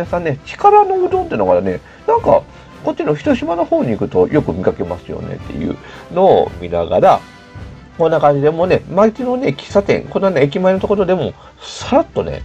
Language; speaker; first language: Japanese; native; Japanese